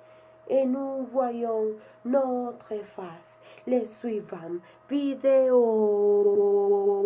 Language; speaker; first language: French; non-native, learner; Spanish